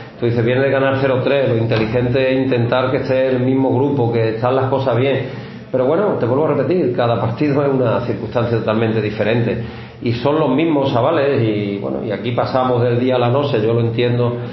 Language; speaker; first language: Spanish; native; Spanish